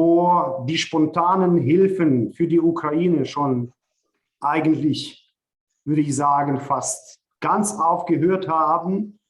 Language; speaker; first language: German; non-native, fluent; Ukrainian